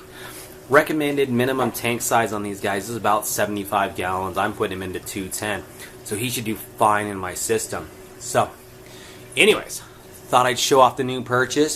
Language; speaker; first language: English; native; English